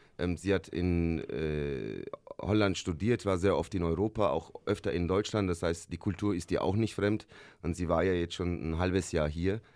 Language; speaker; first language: German; early bilingual, other home language; Turkish